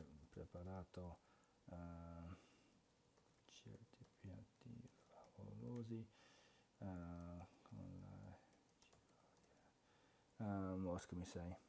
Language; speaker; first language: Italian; non-native, fluent; English